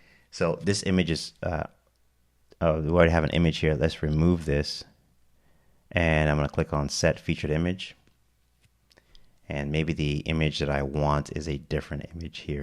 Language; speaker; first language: English; native; English